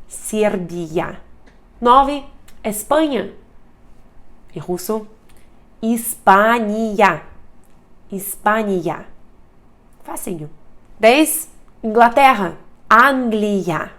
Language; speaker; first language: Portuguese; non-native, fluent; Russian